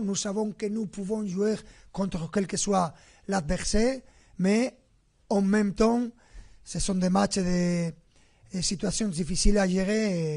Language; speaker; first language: French; non-native, fluent; Spanish